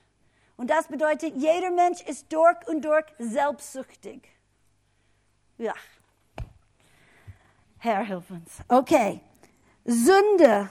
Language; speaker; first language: German; non-native, fluent; English